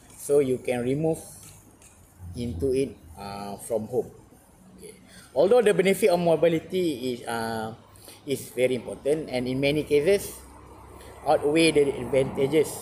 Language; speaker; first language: English; non-native, learner; Malay